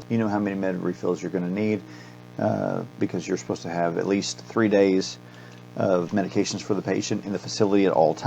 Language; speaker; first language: English; native; English